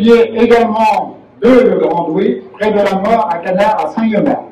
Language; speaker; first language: French; native; French